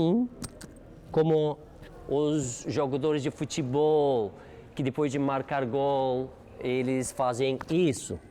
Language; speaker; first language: Portuguese; non-native, learner; Turkish